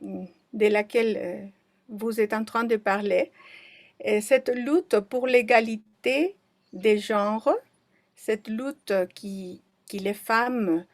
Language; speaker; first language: French; non-native, fluent; Spanish